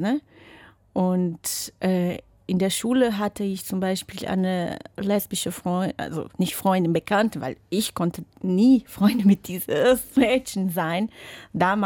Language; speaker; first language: German; non-native, fluent; Portuguese